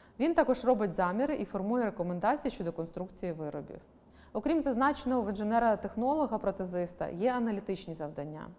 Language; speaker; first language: Ukrainian; native; Ukrainian